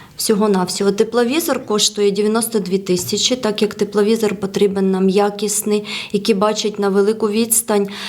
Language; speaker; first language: Ukrainian; non-native, fluent; Georgian